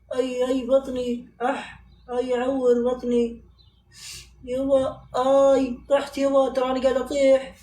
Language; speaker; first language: Arabic; native; Arabic